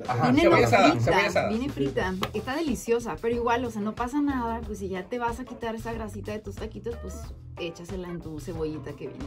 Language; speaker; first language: Spanish; native; Spanish